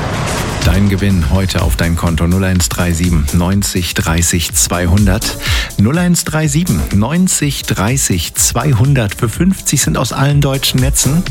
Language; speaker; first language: German; native; German